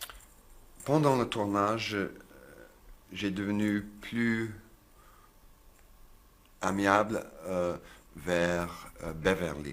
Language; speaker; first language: French; non-native, learner; English